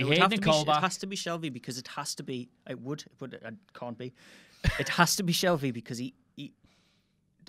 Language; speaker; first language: English; native; English